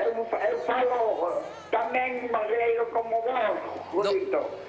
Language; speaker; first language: Portuguese; non-native, learner; Spanish